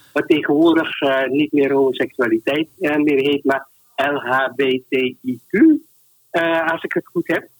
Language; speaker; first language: Dutch; native; Dutch